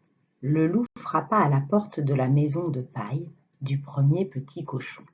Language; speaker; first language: French; native; French